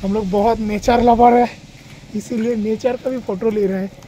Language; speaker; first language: Hindi; non-native, local second language; Bangla